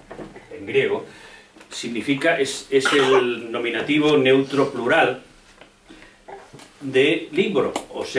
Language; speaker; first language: Spanish; native; Spanish